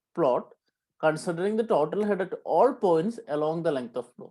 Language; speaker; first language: English; non-native, local second language; Malayalam